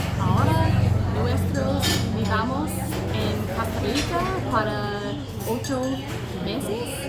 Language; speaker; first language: Spanish; non-native, learner; English